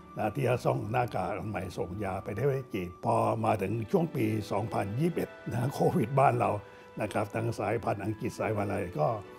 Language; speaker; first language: Thai; native; Thai